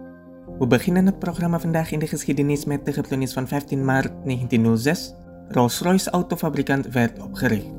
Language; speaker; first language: Dutch; non-native, fluent; Indonesian